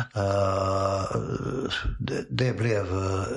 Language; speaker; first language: Swedish; non-native, fluent; Bosnian